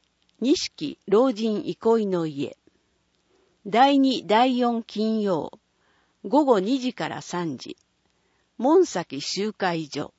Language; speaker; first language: Japanese; native; Japanese